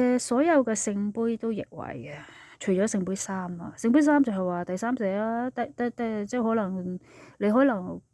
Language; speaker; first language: Cantonese; early bilingual, heritage; Cantonese